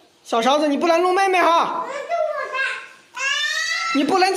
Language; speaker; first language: Chinese; native; Chinese